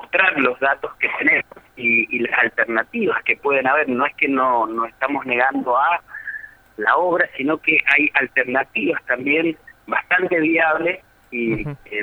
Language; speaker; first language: Spanish; native; Spanish